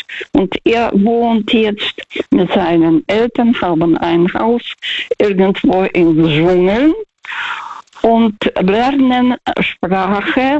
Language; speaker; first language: German; non-native, fluent; Russian